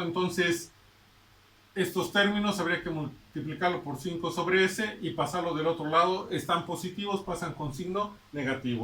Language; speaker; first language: Spanish; native; Spanish